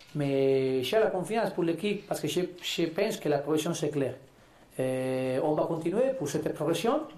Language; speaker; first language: French; non-native, learner; Spanish